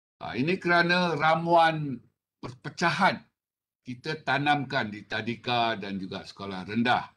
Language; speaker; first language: Malay; non-native, local second language; Chinese